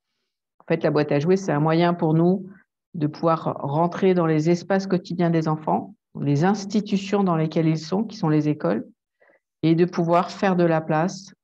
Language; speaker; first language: French; native; French